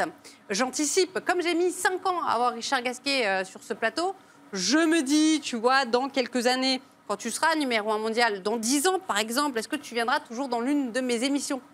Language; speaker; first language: French; native; French